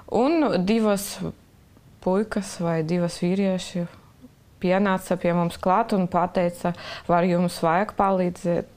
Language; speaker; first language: Latvian; non-native, local second language; Russian